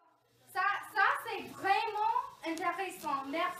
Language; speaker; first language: French; non-native, learner; English